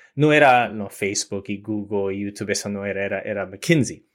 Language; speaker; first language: Spanish; early bilingual, heritage; Spanish